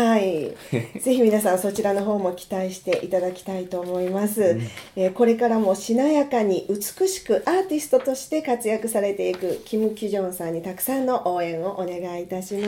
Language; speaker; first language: Japanese; native; Japanese